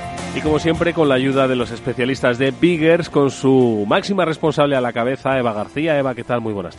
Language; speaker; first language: Spanish; native; Spanish